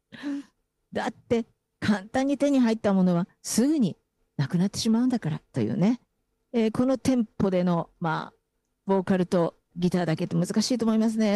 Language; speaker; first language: Japanese; native; Japanese